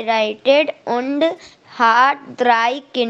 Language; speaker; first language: German; non-native, learner; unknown